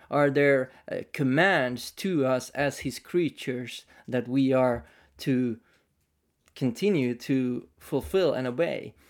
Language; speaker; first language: English; non-native, fluent; Finnish